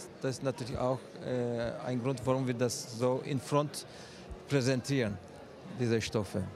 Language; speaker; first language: German; non-native, fluent; Turkish